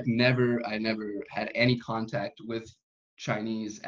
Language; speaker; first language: English; non-native, fluent; German